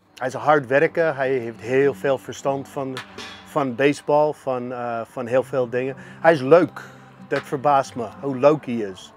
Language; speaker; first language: Dutch; non-native, fluent; English